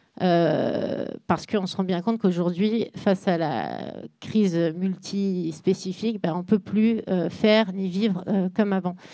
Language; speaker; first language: French; native; French